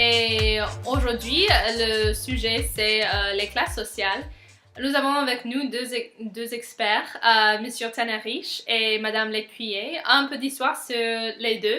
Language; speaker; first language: French; non-native, learner; English